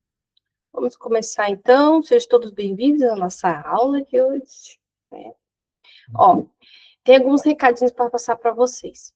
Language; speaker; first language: Portuguese; native; Portuguese